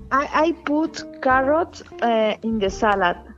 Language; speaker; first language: English; non-native, learner; Spanish